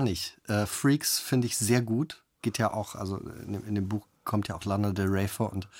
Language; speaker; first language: German; native; German